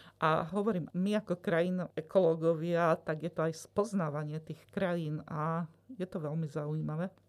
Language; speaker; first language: Slovak; native; Slovak